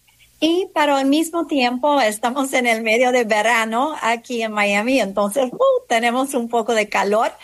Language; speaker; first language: Spanish; non-native, fluent; English